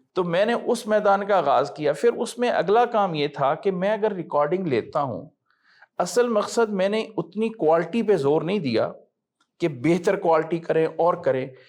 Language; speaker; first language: Urdu; native; Urdu